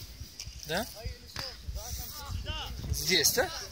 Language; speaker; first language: Russian; non-native, learner; Turkish